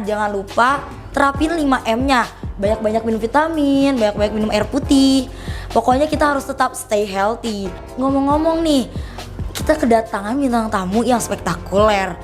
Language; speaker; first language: Indonesian; native; Indonesian